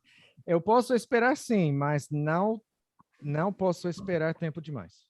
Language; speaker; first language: Portuguese; non-native, fluent; English